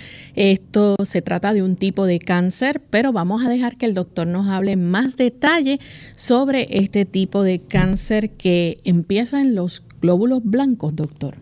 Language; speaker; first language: Spanish; native; Spanish